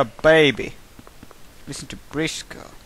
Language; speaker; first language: English; native; English